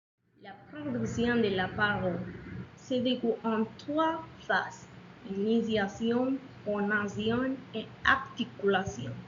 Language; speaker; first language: French; non-native, learner; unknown